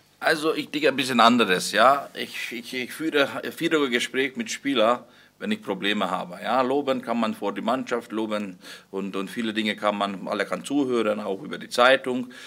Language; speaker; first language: German; non-native, fluent; Hungarian